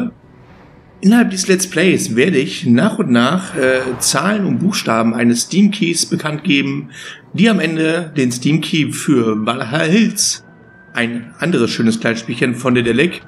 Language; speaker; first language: German; native; German